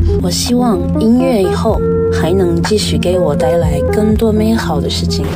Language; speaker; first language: Chinese; non-native, fluent; French